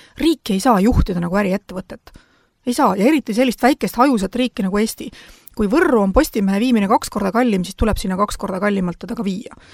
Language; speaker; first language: Estonian; native; Estonian